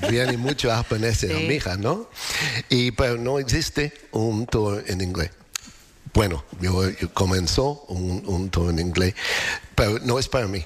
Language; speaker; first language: Spanish; non-native, learner; English